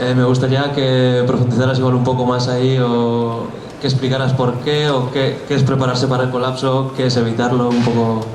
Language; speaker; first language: Spanish; non-native, local second language; Basque